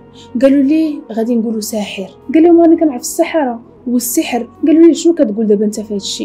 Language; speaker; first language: Arabic; native; Arabic